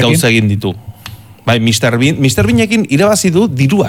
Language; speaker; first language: Basque; native; Basque